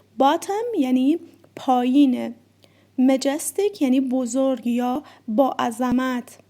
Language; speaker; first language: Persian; native; Persian